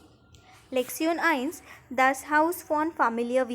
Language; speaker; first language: German; non-native, fluent; Marathi